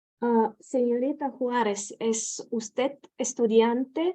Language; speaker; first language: Spanish; non-native, learner; Bulgarian